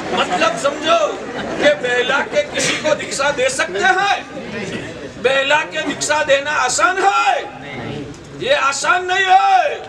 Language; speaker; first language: Hindi; non-native, local second language; Gujarati